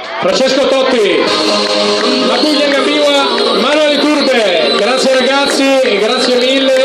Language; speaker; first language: Italian; native; Italian